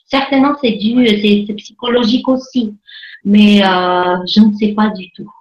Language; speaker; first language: French; non-native, fluent; Armenian